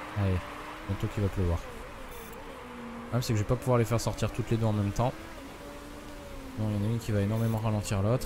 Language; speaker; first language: French; native; French